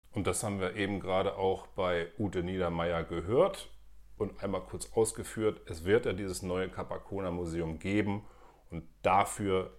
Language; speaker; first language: German; native; German